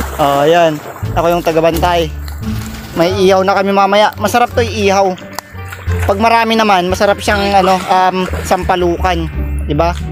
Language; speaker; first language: Filipino; non-native, local second language; Iloko